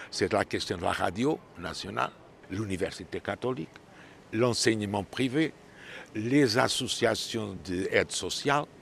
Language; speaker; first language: French; non-native, fluent; Portuguese